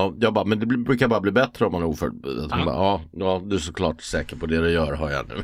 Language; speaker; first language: Swedish; native; Swedish